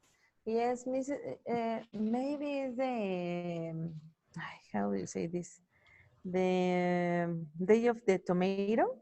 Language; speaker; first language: English; non-native, learner; Spanish